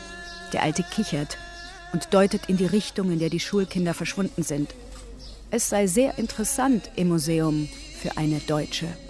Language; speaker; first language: German; native; German